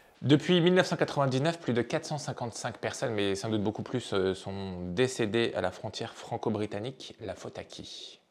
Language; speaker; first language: French; native; French